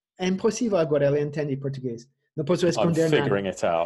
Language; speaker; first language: Portuguese; non-native, fluent; English